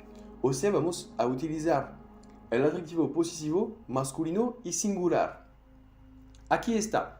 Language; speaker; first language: Spanish; non-native, fluent; French